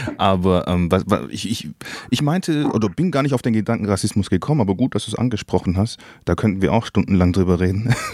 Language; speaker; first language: German; native; German